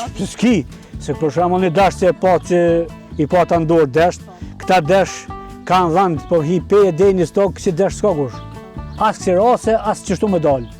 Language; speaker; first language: Albanian; native; Albanian